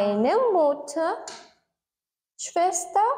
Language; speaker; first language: German; non-native, learner; Turkmen